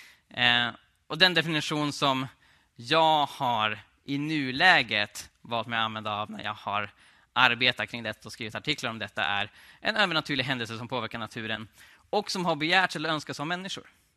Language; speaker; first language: Swedish; native; Swedish